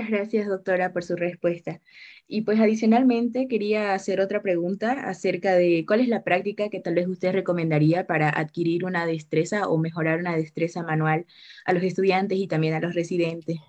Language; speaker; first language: Spanish; native; Spanish